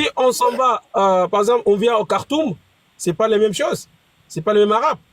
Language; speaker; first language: French; non-native, fluent; Arabic